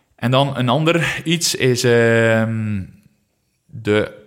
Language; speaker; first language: Dutch; native; Dutch